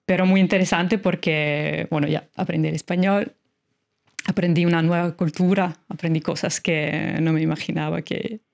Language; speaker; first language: Spanish; non-native, fluent; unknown